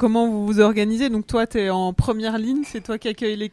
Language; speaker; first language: French; native; French